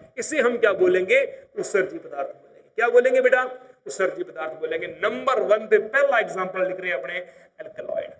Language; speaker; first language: Hindi; native; Hindi